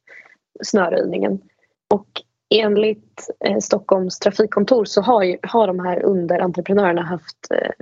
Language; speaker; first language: Swedish; native; Swedish